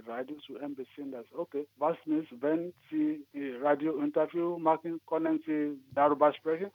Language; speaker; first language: German; non-native, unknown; English